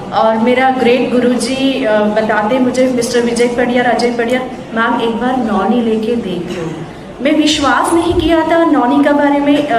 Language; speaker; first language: Hindi; non-native, local second language; Kannada